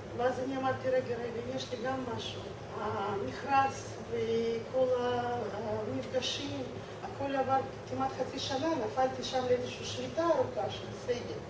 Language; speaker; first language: Hebrew; non-native, fluent; Russian